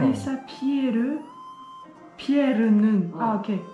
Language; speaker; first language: Korean; non-native, learner; French